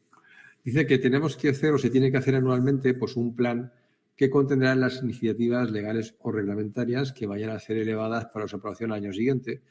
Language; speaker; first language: Spanish; native; Spanish